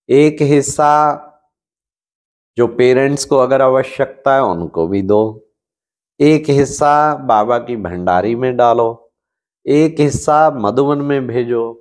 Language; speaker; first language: Hindi; native; Hindi